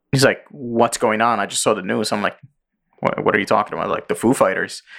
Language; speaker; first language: English; early bilingual, other home language; Spanish